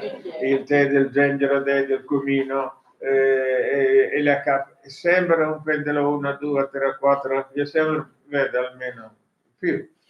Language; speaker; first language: Italian; non-native, learner; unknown